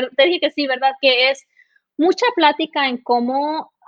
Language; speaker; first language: Spanish; early bilingual, heritage; Spanish